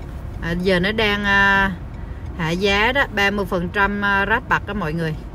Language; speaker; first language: Vietnamese; native; Vietnamese